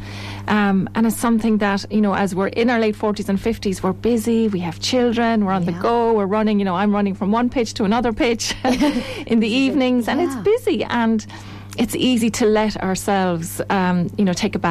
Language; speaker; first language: English; native; English